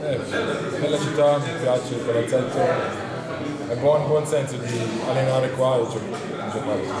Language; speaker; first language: Italian; non-native, learner; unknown